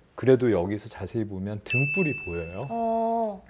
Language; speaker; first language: Korean; native; Korean